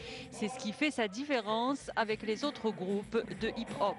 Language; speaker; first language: French; non-native, local second language; Arabic